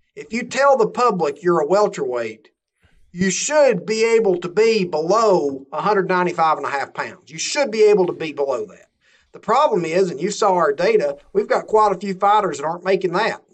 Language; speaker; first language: English; native; English